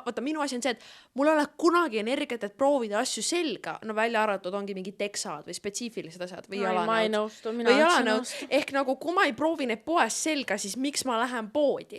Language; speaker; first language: Estonian; native; Estonian